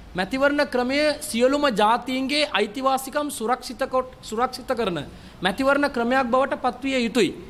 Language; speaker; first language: Sinhala; non-native, local second language; Tamil